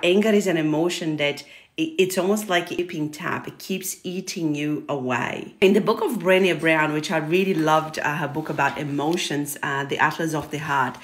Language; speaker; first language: English; non-native, fluent; Portuguese